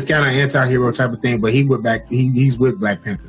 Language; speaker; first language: English; native; English